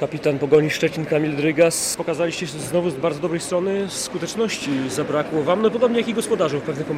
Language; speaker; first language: Polish; native; Polish